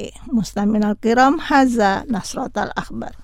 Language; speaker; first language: Arabic; non-native, fluent; Indonesian